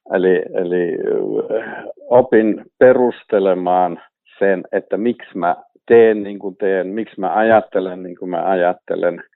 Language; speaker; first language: Finnish; native; Finnish